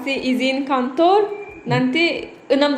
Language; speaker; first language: Indonesian; non-native, learner; Turkish